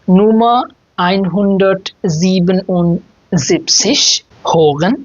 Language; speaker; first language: German; non-native, fluent; Bangla